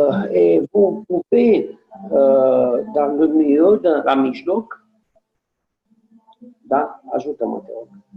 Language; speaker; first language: French; non-native, learner; Romanian